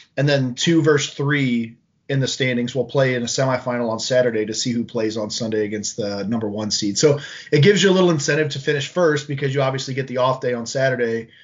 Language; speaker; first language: English; native; English